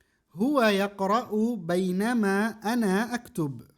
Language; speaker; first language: Arabic; non-native, fluent; Indonesian